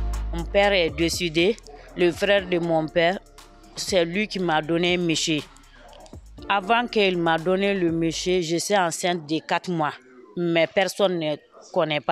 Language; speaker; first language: French; non-native, learner; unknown